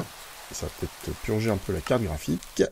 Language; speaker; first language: French; native; French